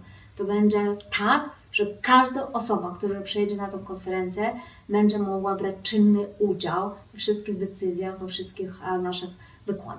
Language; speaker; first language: Polish; non-native, fluent; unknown